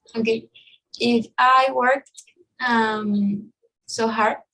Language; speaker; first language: English; non-native, learner; Spanish